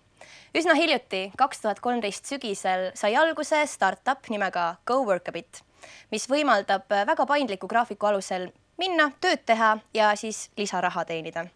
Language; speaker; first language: Estonian; native; Estonian